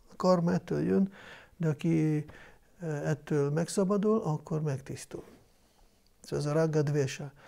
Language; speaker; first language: Hungarian; non-native, fluent; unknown